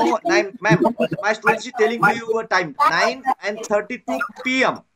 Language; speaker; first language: English; non-native, learner; Marathi